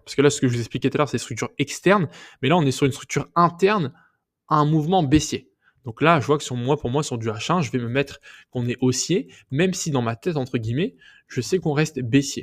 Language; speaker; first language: French; native; French